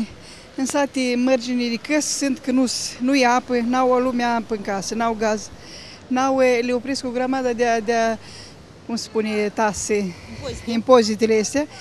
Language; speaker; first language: Romanian; native; Romanian